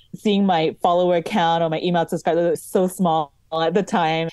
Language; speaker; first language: English; native; English